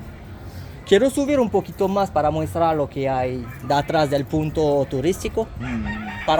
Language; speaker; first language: Spanish; non-native, learner; French